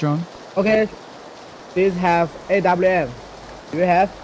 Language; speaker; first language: English; non-native, learner; Korean